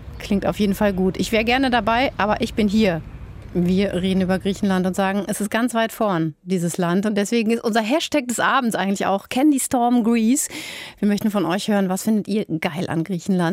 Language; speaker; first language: German; native; German